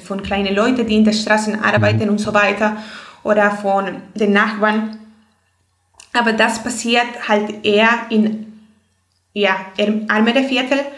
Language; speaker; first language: German; non-native, fluent; Spanish